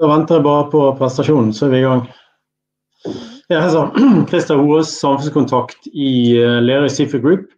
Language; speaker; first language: Norwegian; native; Norwegian